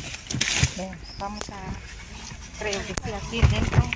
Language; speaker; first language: Spanish; non-native, learner; Filipino